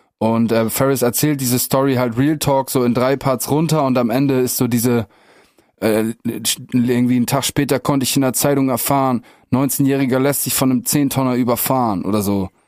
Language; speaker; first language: German; native; German